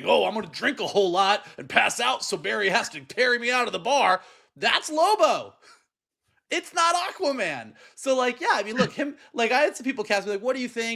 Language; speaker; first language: English; native; English